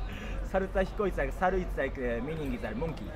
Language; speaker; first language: English; non-native, learner; Japanese